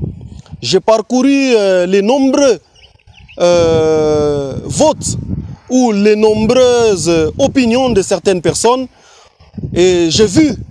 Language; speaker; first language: French; non-native, local second language; Swahili